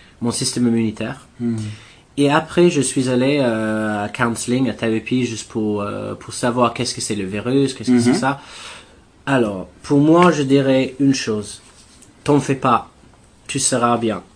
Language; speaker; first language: French; non-native, learner; English